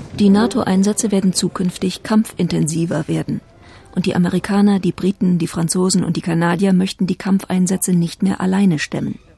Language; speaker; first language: German; native; German